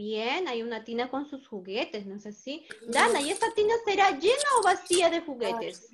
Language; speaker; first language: Spanish; native; Spanish